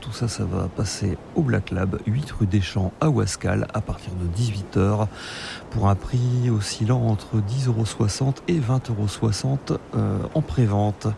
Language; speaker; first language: French; native; French